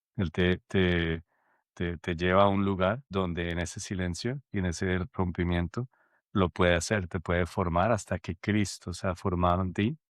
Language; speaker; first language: Spanish; native; Spanish